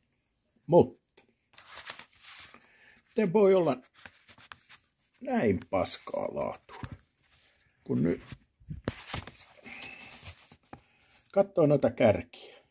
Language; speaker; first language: Finnish; native; Finnish